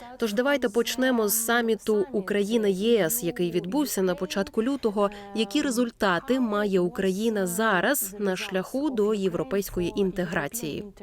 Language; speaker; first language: Ukrainian; native; Ukrainian